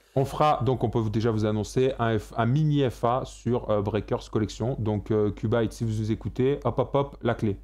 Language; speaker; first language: French; native; French